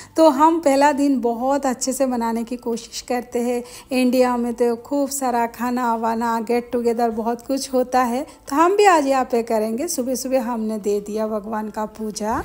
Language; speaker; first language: Hindi; non-native, local second language; Bangla